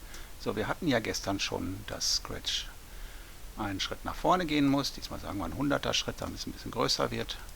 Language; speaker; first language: German; native; German